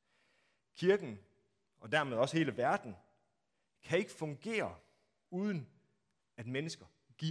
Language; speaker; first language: Danish; native; Danish